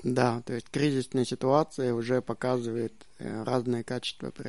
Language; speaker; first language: Czech; non-native, learner; Russian